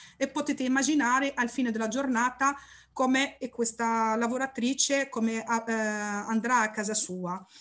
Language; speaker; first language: Italian; non-native, learner; Arabic